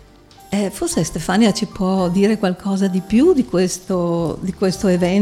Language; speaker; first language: Italian; native; Italian